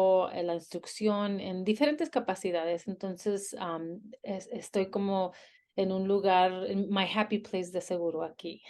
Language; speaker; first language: Spanish; early bilingual, heritage; Spanish